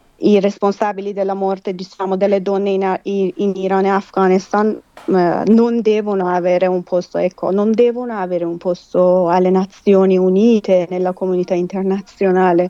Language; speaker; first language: Italian; non-native, fluent; Persian